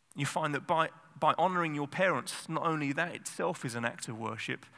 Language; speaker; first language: English; native; English